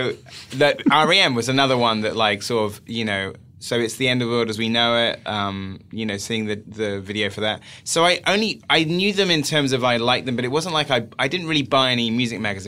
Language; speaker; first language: English; native; English